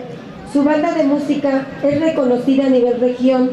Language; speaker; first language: Spanish; native; Spanish